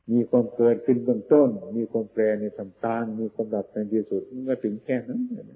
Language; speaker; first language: Thai; non-native, local second language; Northeastern Thai